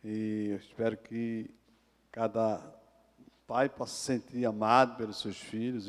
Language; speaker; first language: Portuguese; native; Portuguese